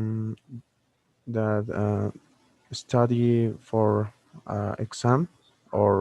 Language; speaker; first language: English; non-native, learner; Spanish